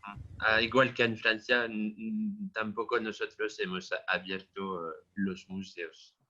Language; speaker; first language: Spanish; non-native, fluent; French